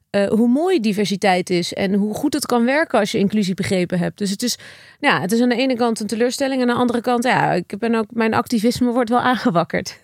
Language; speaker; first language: Dutch; native; Dutch